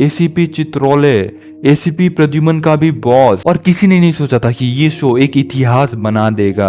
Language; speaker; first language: Hindi; non-native, local second language; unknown